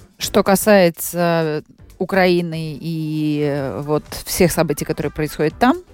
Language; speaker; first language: Russian; native; Russian